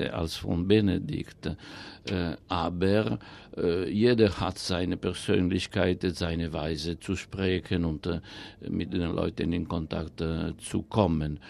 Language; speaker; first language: German; non-native, fluent; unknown